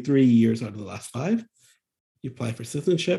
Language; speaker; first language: English; native; English